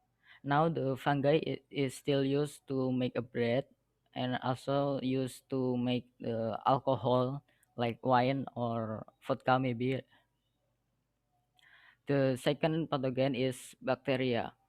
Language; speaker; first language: English; non-native, learner; Indonesian